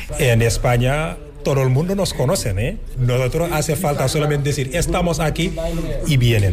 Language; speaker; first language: Spanish; non-native, fluent; Wolof